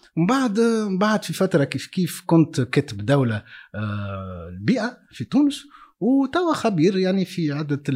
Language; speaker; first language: Arabic; native; Arabic